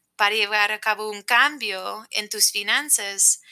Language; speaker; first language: Spanish; non-native, fluent; English